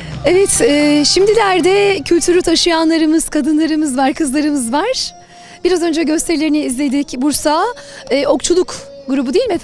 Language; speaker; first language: Turkish; native; Turkish